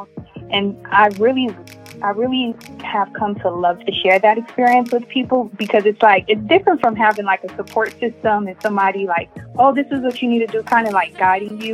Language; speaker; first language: English; native; English